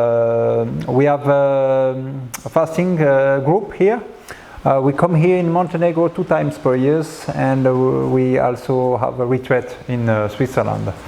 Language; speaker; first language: English; non-native, learner; French